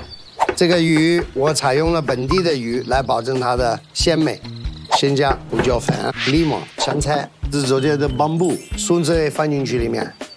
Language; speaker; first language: Chinese; non-native, learner; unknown